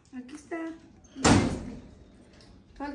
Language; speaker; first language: Spanish; native; Spanish